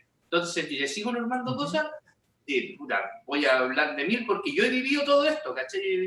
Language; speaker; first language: Spanish; native; Spanish